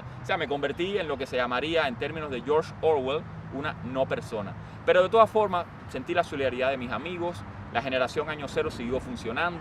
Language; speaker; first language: Spanish; native; Spanish